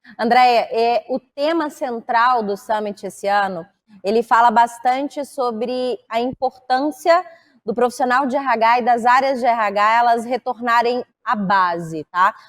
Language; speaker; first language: Portuguese; native; Portuguese